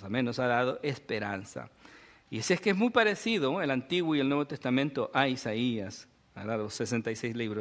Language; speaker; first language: Spanish; native; Spanish